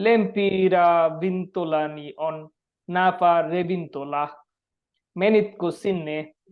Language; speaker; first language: Finnish; non-native, learner; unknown